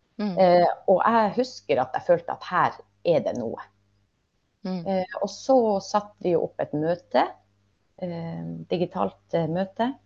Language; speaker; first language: Norwegian; native; Norwegian